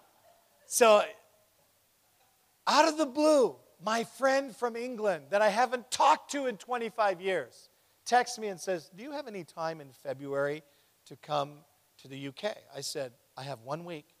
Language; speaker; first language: English; native; English